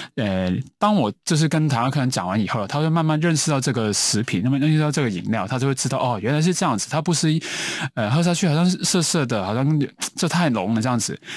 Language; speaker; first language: Chinese; non-native, local second language; Cantonese